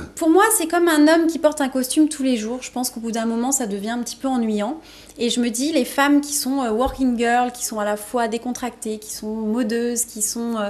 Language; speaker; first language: French; native; French